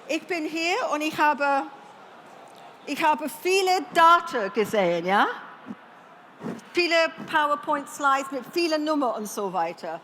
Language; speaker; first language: German; non-native, learner; English